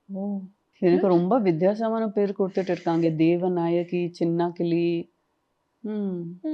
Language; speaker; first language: Tamil; non-native, local second language; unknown